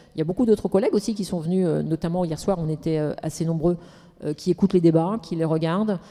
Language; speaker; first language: French; native; French